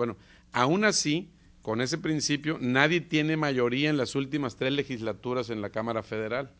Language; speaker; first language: Spanish; native; Spanish